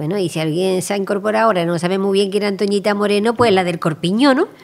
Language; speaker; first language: Spanish; native; Spanish